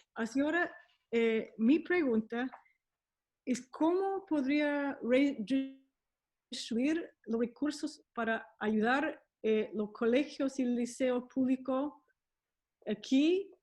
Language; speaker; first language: Spanish; non-native, fluent; English